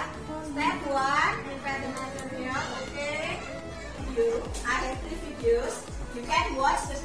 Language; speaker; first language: English; non-native, fluent; Indonesian